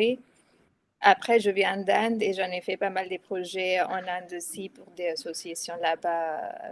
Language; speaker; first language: French; non-native, fluent; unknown